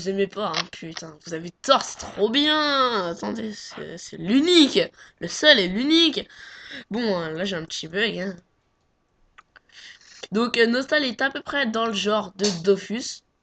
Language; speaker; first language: French; native; French